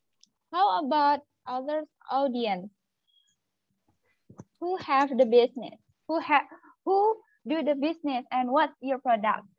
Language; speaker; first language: English; non-native, learner; Malay